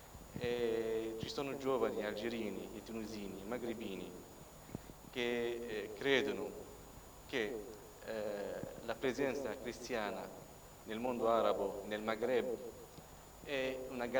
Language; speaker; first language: Italian; non-native, fluent; Arabic